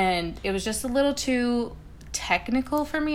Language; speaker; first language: English; native; English